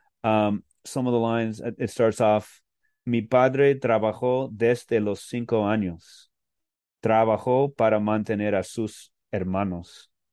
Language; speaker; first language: Spanish; non-native, fluent; English